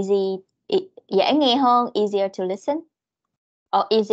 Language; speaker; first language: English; non-native, fluent; Vietnamese